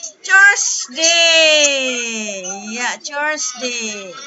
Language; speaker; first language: English; non-native, fluent; Indonesian